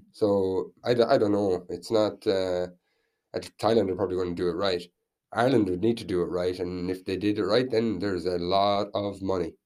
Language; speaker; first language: English; native; English